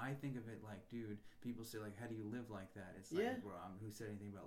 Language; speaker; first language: English; native; English